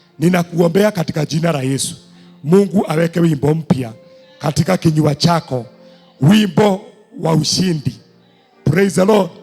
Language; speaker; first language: Swahili; non-native, local second language; Kikuyu